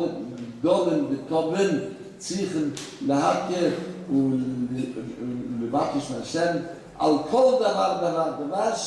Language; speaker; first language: Hebrew; non-native, fluent; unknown